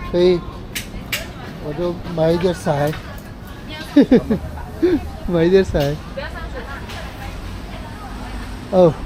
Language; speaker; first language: Chinese; non-native, learner; Urdu